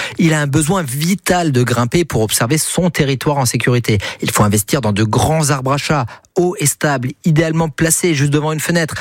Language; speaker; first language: French; native; French